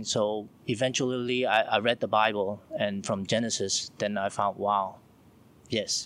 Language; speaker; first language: English; non-native, local second language; Cantonese